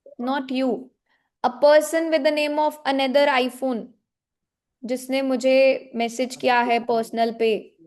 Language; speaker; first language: Hindi; native; Hindi